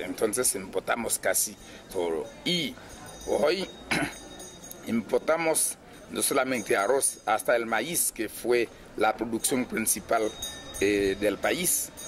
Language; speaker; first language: Spanish; non-native, fluent; Haitian Creole